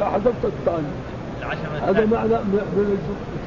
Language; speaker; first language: Arabic; native; Arabic